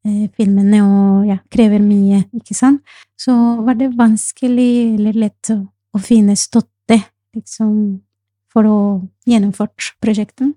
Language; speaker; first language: Norwegian; non-native, fluent; Spanish